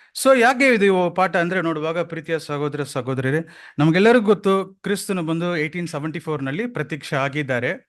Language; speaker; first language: Kannada; non-native, local second language; Tamil